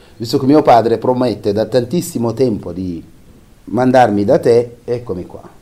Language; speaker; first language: Italian; non-native, fluent; Wolof